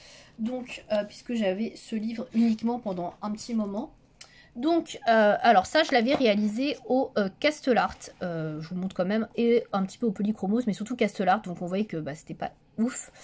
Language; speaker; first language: French; native; French